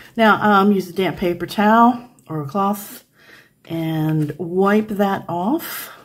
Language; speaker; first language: English; native; English